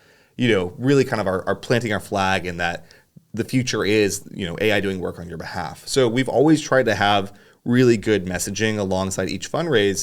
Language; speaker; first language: English; native; English